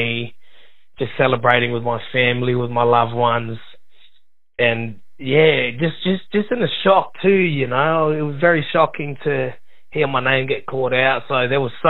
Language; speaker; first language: English; native; English